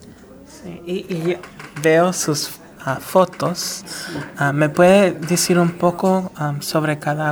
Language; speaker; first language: Spanish; early bilingual, heritage; Spanish